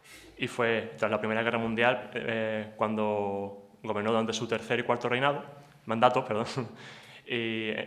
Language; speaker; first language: Spanish; native; Spanish